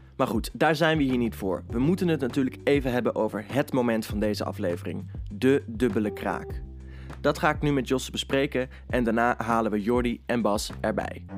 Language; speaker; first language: Dutch; native; Dutch